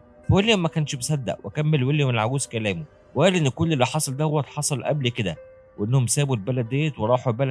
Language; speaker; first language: Arabic; native; Arabic